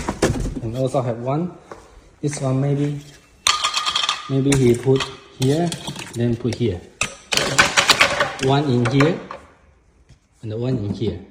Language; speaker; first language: English; non-native, learner; Chinese